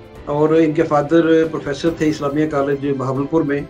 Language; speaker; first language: English; non-native, local second language; Urdu